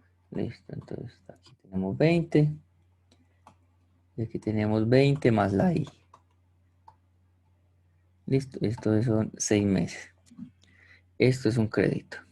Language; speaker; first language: Spanish; native; Spanish